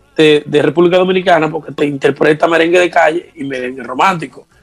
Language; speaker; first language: Spanish; native; Spanish